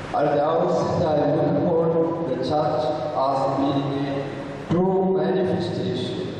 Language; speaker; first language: English; non-native, local second language; Malayalam